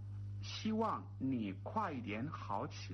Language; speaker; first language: Chinese; non-native, learner; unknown